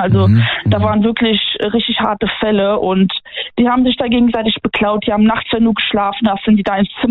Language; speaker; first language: German; native; German